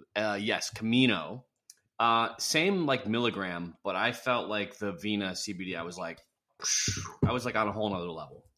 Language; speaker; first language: English; native; English